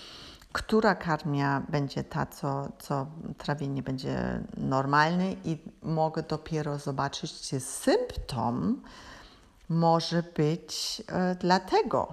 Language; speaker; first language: Polish; non-native, learner; German